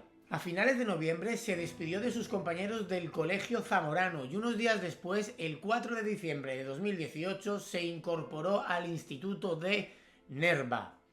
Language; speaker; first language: Spanish; native; Spanish